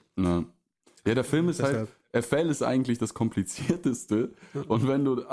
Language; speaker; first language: German; early bilingual, other home language; Russian